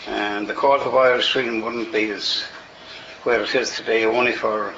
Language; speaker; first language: English; native; English